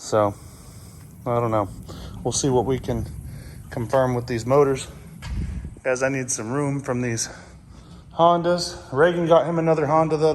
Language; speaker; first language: English; native; English